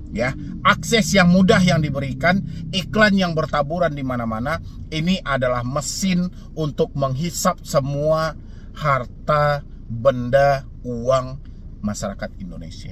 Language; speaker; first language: Indonesian; native; Indonesian